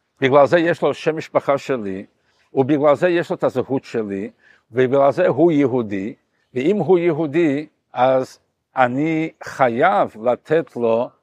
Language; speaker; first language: Hebrew; non-native, fluent; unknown